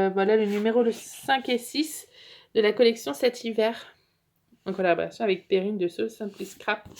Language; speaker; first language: French; native; French